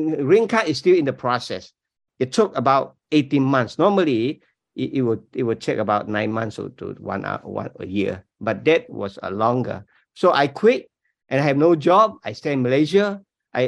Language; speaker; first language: English; non-native, local second language; Min Nan Chinese